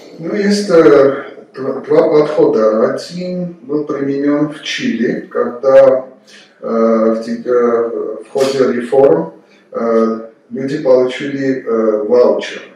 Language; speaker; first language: Russian; non-native, local second language; Armenian